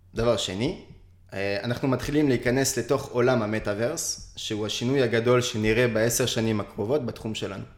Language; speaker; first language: Hebrew; early bilingual, other home language; French